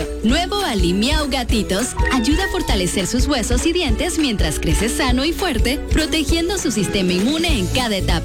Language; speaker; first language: Spanish; native; Spanish